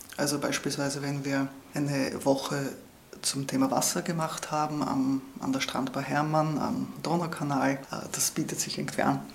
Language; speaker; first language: German; native; German